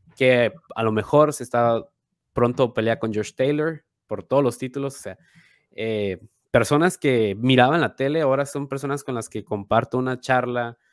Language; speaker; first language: Spanish; native; Spanish